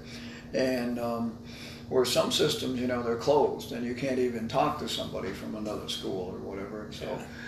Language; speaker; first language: English; native; English